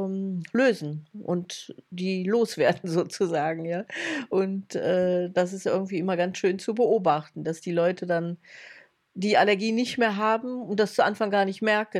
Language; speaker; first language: German; native; German